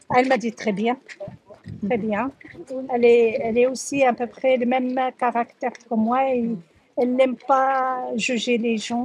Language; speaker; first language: French; early bilingual, other home language; Arabic